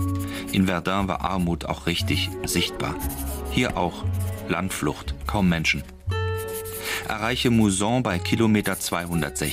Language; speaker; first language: German; native; German